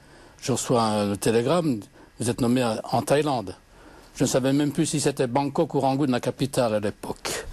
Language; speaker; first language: French; native; French